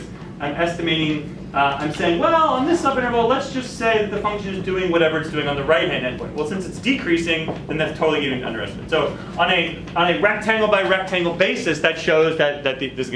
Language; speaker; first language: English; native; English